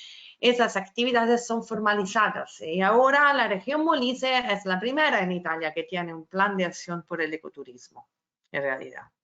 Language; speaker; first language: Spanish; non-native, fluent; Italian